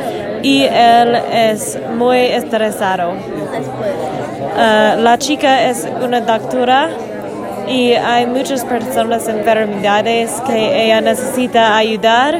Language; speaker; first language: Spanish; non-native, learner; English